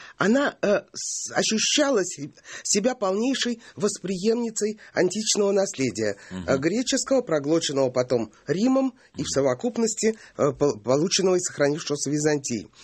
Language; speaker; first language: Russian; native; Russian